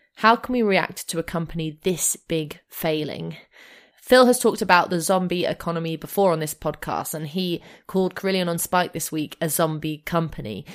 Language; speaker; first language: English; native; English